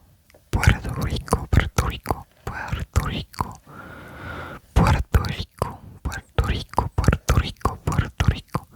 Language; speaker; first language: Spanish; non-native, learner; French